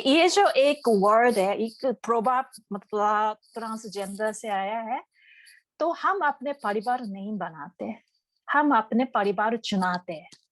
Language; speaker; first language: Hindi; non-native, learner; Japanese